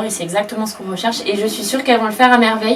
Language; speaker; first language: French; native; French